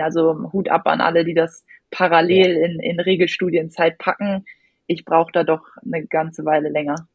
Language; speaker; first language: German; native; German